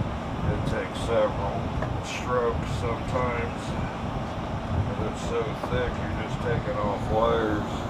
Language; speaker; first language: English; native; English